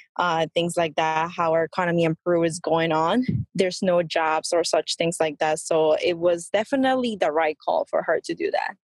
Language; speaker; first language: English; early bilingual, other home language; Spanish